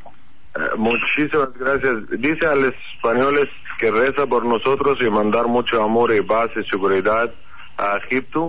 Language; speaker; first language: Spanish; non-native, learner; Arabic